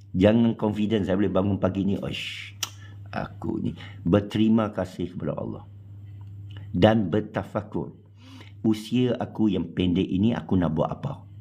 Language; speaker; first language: Malay; non-native, local second language; Chinese